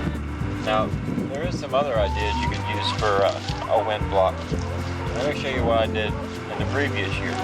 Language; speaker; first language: English; native; English